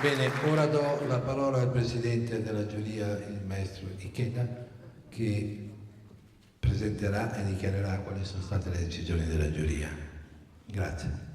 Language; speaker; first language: Italian; native; Italian